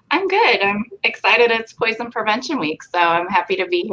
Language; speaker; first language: English; native; English